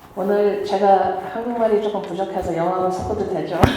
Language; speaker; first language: Korean; early bilingual, heritage; Korean